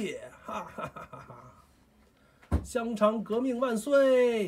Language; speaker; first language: Chinese; native; Chinese